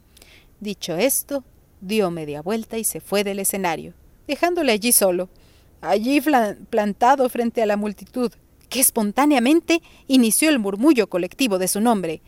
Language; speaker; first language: Spanish; native; Spanish